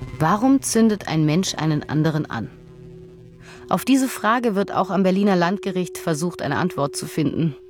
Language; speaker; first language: German; native; German